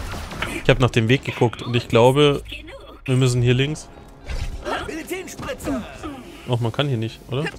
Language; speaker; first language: German; native; German